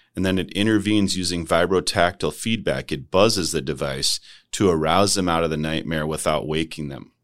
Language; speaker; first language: English; native; English